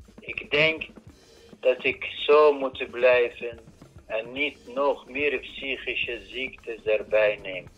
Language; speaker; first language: Dutch; non-native, fluent; Arabic